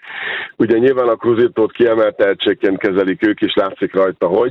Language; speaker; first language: Hungarian; native; Hungarian